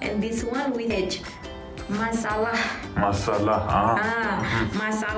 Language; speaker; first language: English; non-native, learner; Indonesian